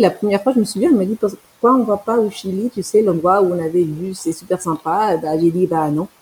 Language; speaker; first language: French; non-native, fluent; Spanish